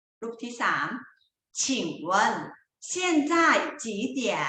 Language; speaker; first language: Chinese; non-native, fluent; Thai